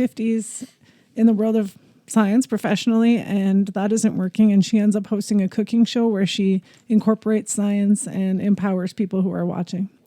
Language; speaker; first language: English; native; English